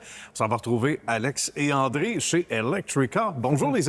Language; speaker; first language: French; native; French